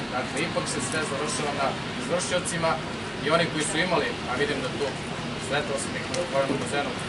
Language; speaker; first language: Serbian; native; Serbian